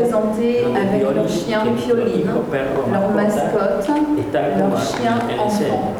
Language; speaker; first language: French; native; French